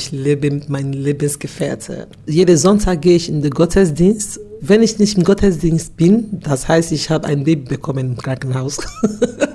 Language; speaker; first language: German; non-native, learner; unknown